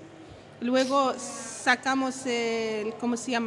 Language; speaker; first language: Spanish; non-native, learner; Arabic